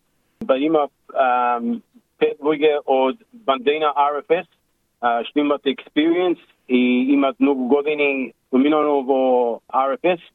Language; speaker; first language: Macedonian; early bilingual, heritage; Macedonian